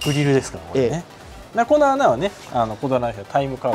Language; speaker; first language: Japanese; native; Japanese